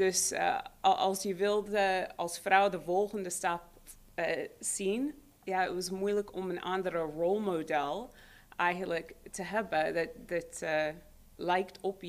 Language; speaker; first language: Dutch; non-native, fluent; English